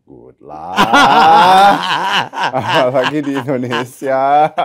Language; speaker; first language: Indonesian; early bilingual, heritage; German